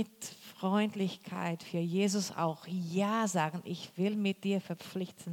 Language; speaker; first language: German; non-native, learner; Portuguese